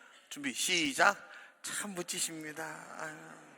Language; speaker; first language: Korean; native; Korean